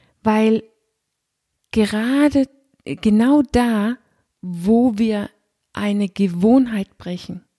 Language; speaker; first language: German; non-native, fluent; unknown